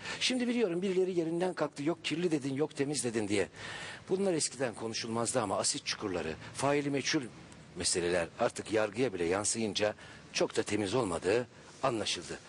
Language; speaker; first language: Turkish; native; Turkish